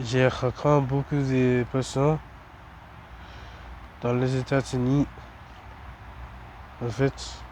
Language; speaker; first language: French; non-native, learner; English